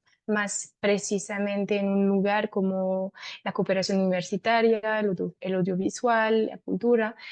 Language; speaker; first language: Spanish; non-native, fluent; French